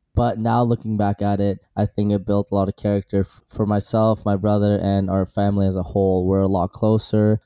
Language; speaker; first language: English; early bilingual, other home language; Assyrian Neo-Aramaic